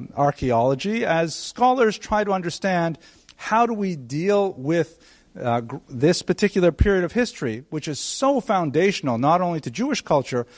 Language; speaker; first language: English; native; English